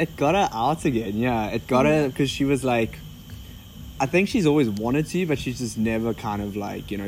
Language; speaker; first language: English; native; English